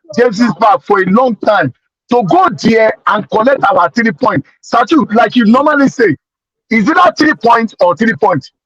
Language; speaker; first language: Nigerian Pidgin; native; Nigerian Pidgin